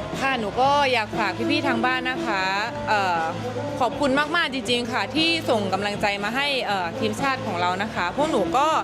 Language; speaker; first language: Thai; native; Thai